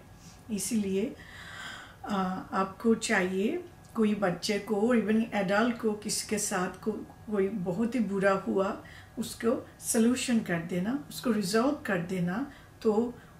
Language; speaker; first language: Hindi; non-native, learner; Bangla